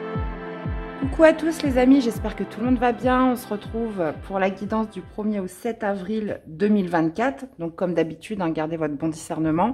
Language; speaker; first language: French; native; French